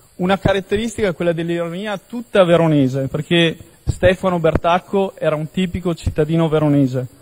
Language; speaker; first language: Italian; native; Italian